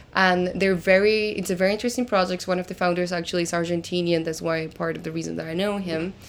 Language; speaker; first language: English; non-native, fluent; Spanish